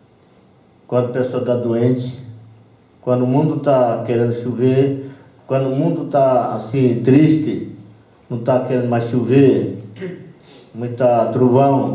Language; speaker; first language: Portuguese; non-native, local second language; Yanomámi